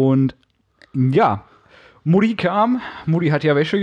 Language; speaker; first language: German; native; German